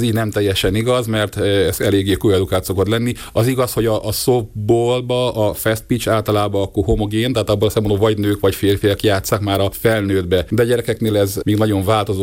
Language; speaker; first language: Hungarian; native; Hungarian